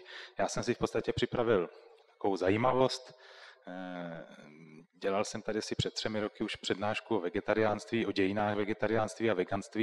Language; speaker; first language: Czech; native; Czech